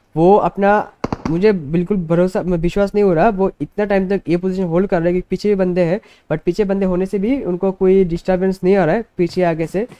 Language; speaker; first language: Hindi; non-native, local second language; Bangla